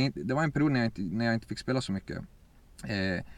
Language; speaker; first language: Swedish; early bilingual, other home language; Kurdish